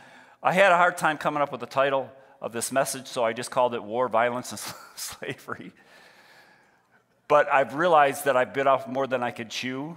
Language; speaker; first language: English; native; English